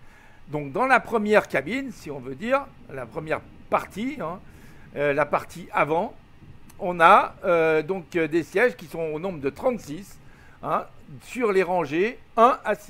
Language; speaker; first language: French; native; French